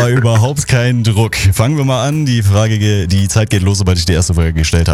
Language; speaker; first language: German; native; German